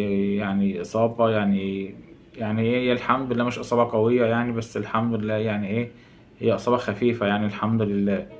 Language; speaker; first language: Arabic; native; Arabic